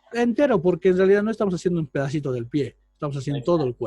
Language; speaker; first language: Spanish; native; Spanish